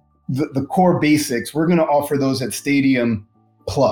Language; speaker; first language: English; native; English